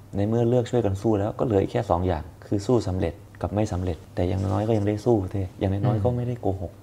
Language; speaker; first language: Thai; native; Thai